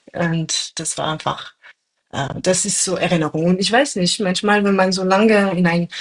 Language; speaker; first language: German; non-native, fluent; French